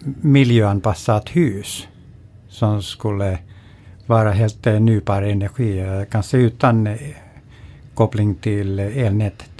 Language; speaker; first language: Swedish; non-native, fluent; Finnish